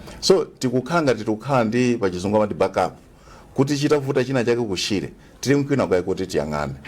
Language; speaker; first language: Nyanja; native; Nyanja